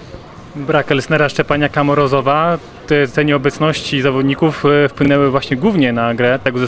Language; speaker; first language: Polish; native; Polish